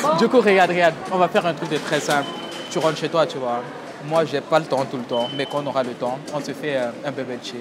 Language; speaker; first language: French; native; French